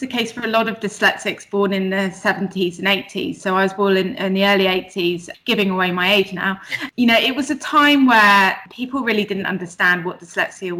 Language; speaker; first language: English; native; English